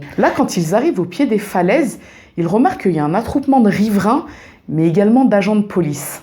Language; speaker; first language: French; native; French